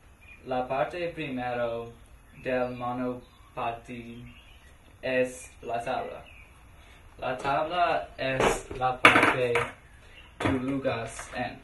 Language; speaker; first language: Spanish; non-native, learner; English